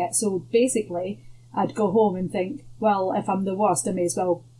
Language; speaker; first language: English; native; English